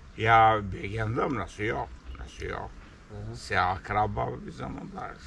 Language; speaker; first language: Turkish; native; Turkish